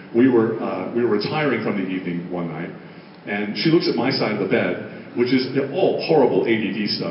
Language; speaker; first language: English; native; English